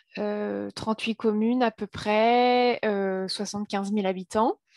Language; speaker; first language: French; native; French